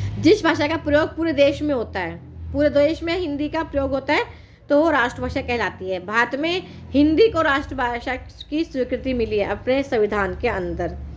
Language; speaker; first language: Hindi; native; Hindi